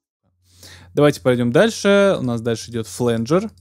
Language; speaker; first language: Russian; native; Russian